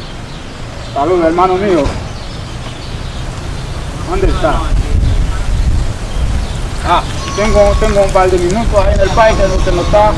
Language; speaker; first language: Spanish; non-native, learner; Haitian Creole